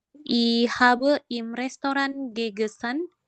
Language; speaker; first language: German; non-native, learner; Indonesian